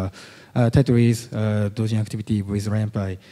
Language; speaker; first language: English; non-native, learner; Japanese